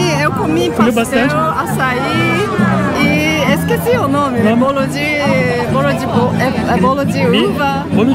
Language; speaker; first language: Portuguese; non-native, learner; Japanese